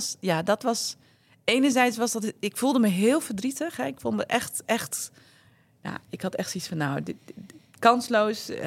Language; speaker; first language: Dutch; early bilingual, other home language; Turkish